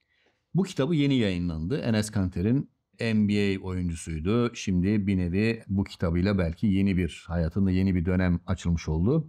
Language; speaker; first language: Turkish; native; Turkish